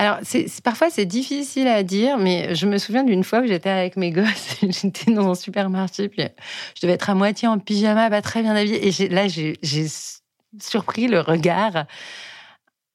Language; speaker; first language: French; native; French